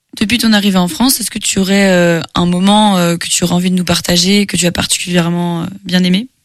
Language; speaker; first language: French; native; French